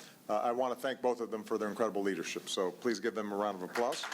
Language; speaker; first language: English; native; English